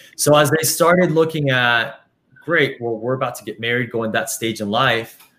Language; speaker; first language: English; early bilingual, other home language; Spanish